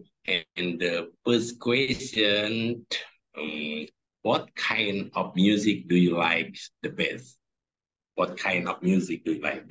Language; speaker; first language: English; non-native, fluent; Indonesian